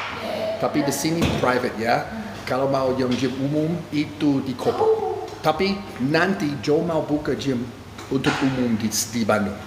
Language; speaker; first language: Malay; non-native, fluent; English